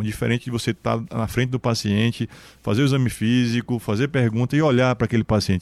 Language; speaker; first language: Portuguese; native; Portuguese